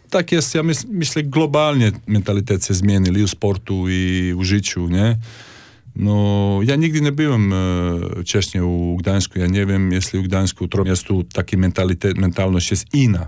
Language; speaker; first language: Polish; non-native, learner; Croatian